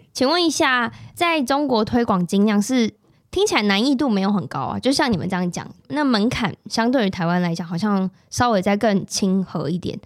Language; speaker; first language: Chinese; native; Chinese